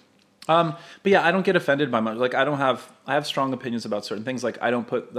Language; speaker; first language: English; non-native, fluent; Polish